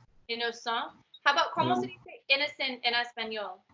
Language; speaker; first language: Spanish; non-native, learner; English